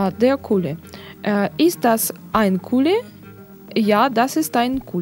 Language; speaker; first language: German; non-native, learner; Russian